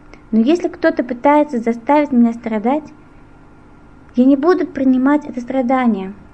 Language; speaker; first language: Russian; native; Russian